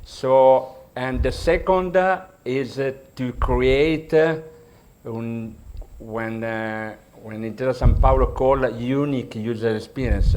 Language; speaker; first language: English; non-native, learner; Italian